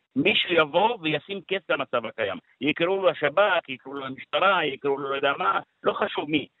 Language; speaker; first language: Hebrew; non-native, local second language; Arabic